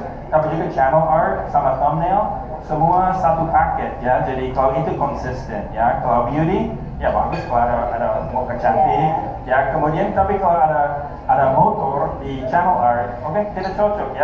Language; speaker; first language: Indonesian; non-native, fluent; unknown